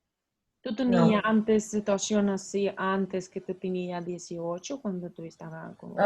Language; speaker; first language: Spanish; non-native, learner; Russian